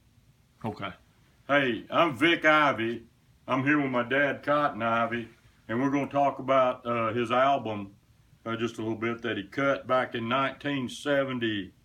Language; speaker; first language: English; native; English